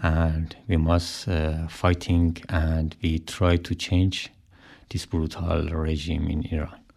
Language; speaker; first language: English; non-native, learner; Persian